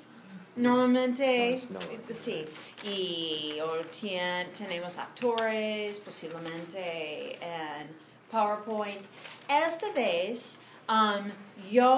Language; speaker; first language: Spanish; non-native, fluent; English